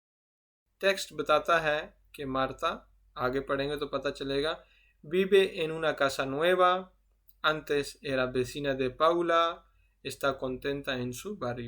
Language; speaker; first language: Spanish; non-native, fluent; Urdu